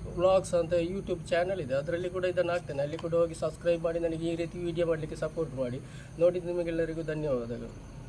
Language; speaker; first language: Kannada; non-native, local second language; Marathi